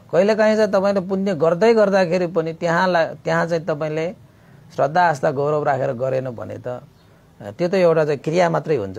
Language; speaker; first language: Nepali; non-native, local second language; Newari